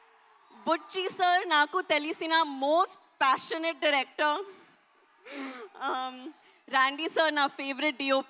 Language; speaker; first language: Telugu; non-native, local second language; Hindi